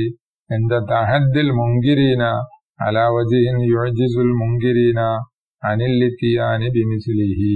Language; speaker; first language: Arabic; non-native, fluent; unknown